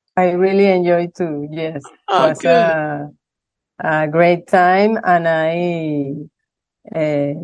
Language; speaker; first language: English; non-native, fluent; Spanish